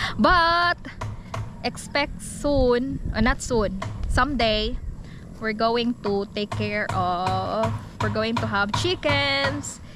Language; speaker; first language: English; non-native, local second language; Cebuano